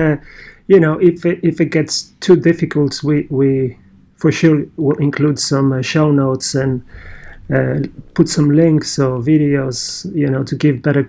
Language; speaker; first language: English; non-native, fluent; Polish